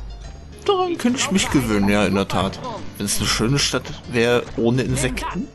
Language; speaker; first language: German; native; German